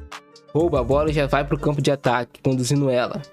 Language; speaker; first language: Portuguese; native; Portuguese